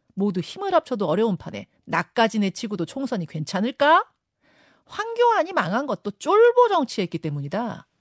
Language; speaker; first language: Korean; native; Korean